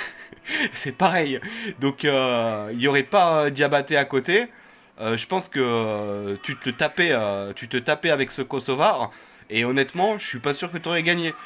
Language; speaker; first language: French; native; French